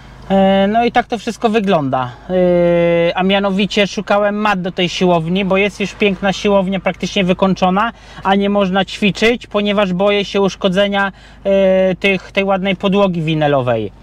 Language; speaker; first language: Polish; native; Polish